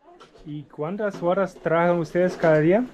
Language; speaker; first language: Spanish; non-native, learner; German